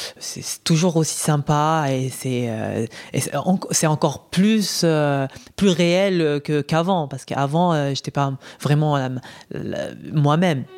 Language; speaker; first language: French; non-native, local second language; Arabic